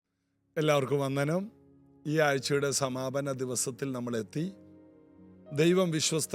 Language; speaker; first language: Malayalam; native; Malayalam